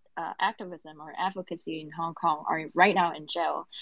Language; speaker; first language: English; non-native, local second language; Cantonese